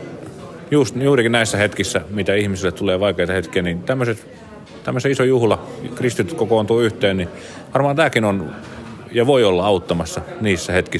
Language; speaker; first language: Finnish; native; Finnish